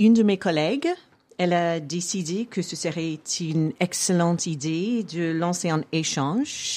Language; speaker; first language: French; non-native, fluent; English